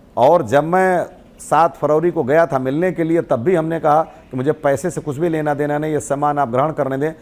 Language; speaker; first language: Hindi; native; Hindi